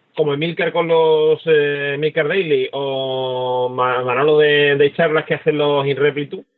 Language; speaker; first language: Spanish; native; Spanish